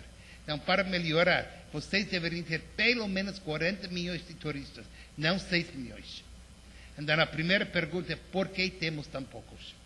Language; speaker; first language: Portuguese; non-native, fluent; English